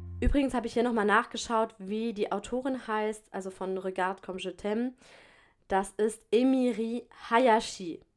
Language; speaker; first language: German; native; German